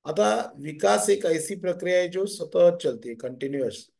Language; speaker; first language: Hindi; non-native, local second language; Marathi